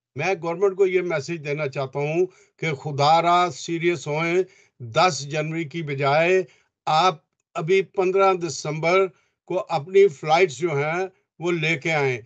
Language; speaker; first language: Urdu; non-native, local second language; Punjabi